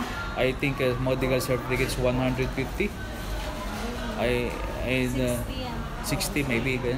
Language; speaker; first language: English; non-native, local second language; Filipino